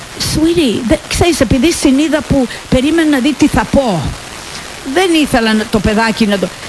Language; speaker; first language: Greek; early bilingual, heritage; Greek